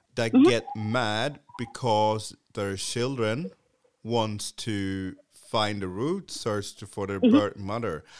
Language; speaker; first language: English; non-native, fluent; Swedish